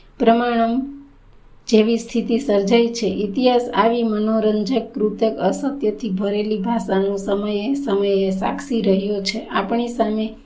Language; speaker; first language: Gujarati; native; Gujarati